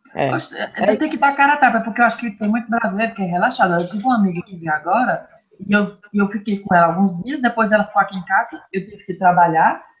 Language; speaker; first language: Portuguese; native; Portuguese